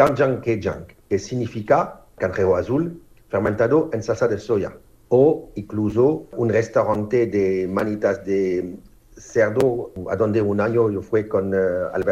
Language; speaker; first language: Spanish; non-native, learner; French